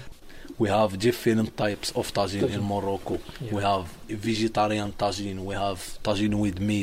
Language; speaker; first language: English; non-native, learner; Arabic